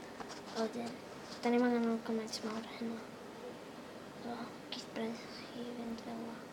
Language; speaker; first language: Welsh; native; Welsh